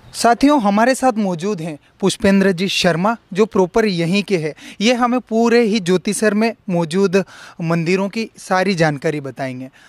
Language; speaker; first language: Hindi; native; Hindi